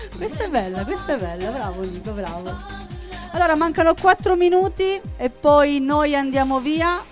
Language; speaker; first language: Italian; native; Italian